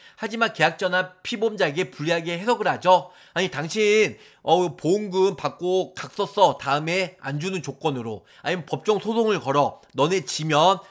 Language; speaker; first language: Korean; native; Korean